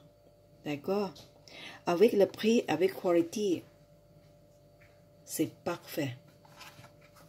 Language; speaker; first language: French; non-native, learner; Thai